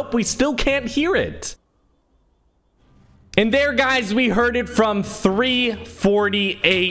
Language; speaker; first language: English; native; English